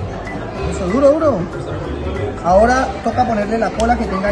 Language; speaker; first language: Spanish; native; Spanish